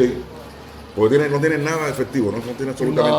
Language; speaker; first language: Spanish; native; Spanish